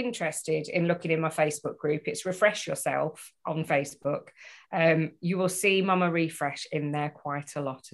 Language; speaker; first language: English; native; English